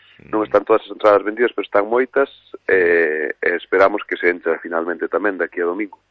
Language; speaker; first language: Galician; non-native, local second language; Spanish